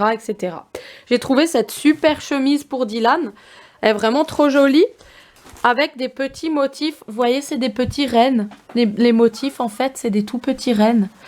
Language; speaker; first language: French; native; French